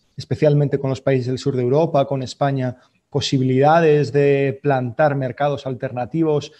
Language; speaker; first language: Spanish; native; Spanish